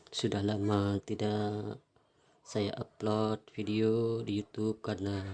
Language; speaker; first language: Indonesian; non-native, local second language; Madurese